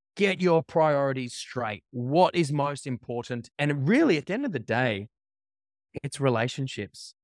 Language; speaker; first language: English; native; English